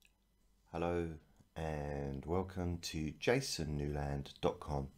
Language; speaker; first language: English; native; English